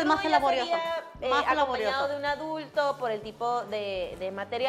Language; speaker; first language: Spanish; native; Spanish